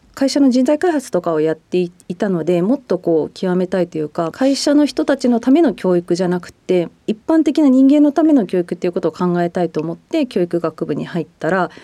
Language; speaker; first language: Japanese; native; Japanese